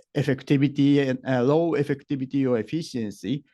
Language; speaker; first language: English; non-native, fluent; Japanese